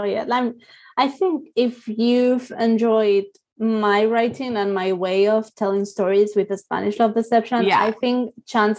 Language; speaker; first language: English; non-native, fluent; Spanish